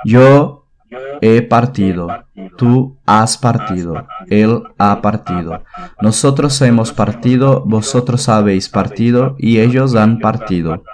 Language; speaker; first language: Spanish; non-native, fluent; Portuguese